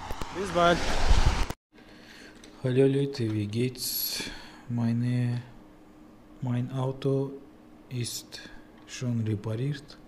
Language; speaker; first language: German; non-native, learner; Russian